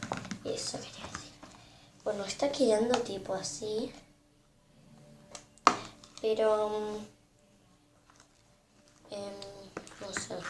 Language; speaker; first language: Spanish; native; Spanish